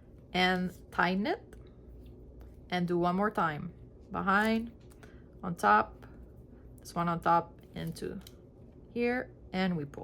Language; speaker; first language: English; non-native, fluent; French